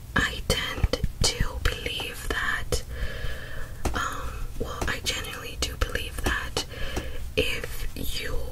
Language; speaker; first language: English; early bilingual, other home language; Spanish